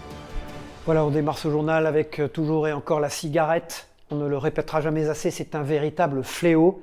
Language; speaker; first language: French; native; French